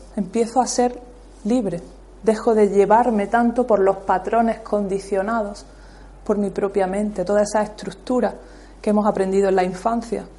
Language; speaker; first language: Spanish; native; Spanish